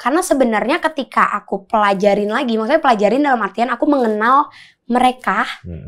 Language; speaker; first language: Indonesian; native; Indonesian